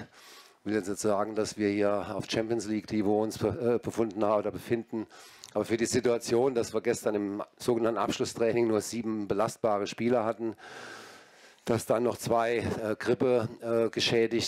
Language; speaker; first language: German; native; German